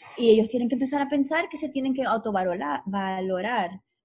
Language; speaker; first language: Spanish; native; Spanish